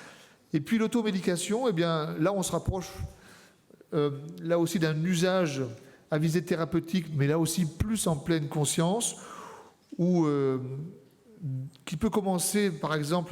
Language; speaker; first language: French; native; French